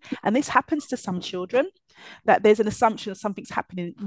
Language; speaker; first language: English; native; English